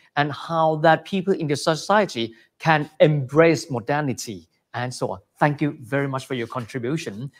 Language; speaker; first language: English; non-native, fluent; Thai